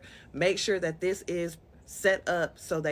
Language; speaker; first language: English; native; English